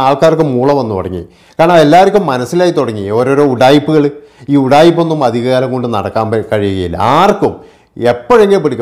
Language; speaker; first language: Malayalam; native; Malayalam